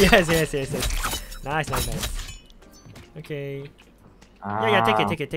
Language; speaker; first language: English; non-native, learner; Japanese